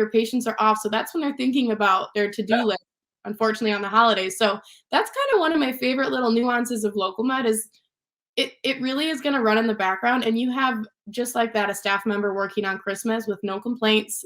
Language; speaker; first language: English; native; English